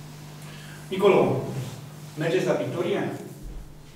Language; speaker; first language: Romanian; native; Romanian